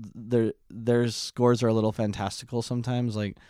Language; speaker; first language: English; native; English